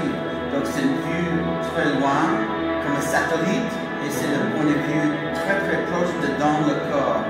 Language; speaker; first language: French; non-native, fluent; English